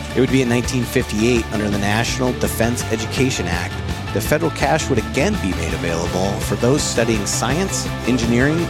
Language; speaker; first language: English; native; English